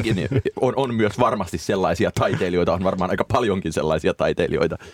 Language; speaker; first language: Finnish; native; Finnish